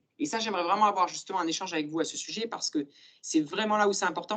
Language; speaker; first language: French; native; French